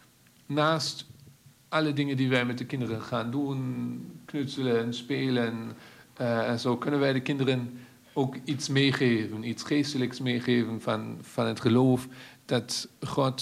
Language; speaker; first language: Dutch; non-native, fluent; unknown